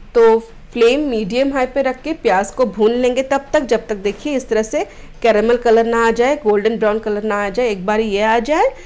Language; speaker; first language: Hindi; non-native, local second language; Odia